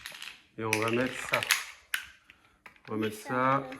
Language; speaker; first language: French; native; French